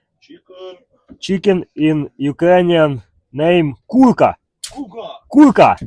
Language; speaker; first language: English; non-native, learner; Ukrainian